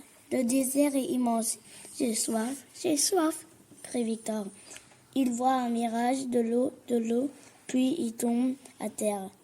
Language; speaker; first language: French; early bilingual, heritage; French